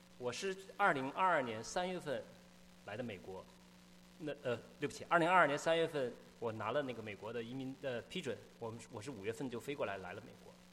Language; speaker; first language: Chinese; native; Chinese